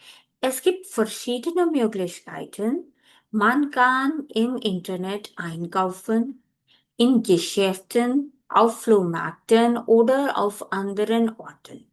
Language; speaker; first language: German; non-native, fluent; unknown